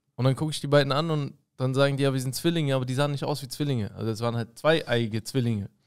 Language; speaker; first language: German; early bilingual, other home language; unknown